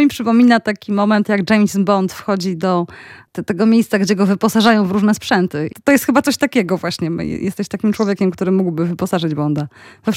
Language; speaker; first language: Polish; native; Polish